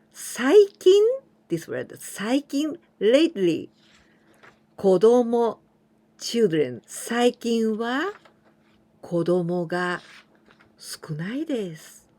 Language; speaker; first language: Japanese; non-native, fluent; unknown